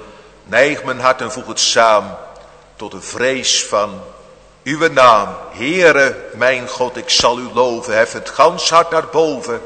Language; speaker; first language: Dutch; native; Dutch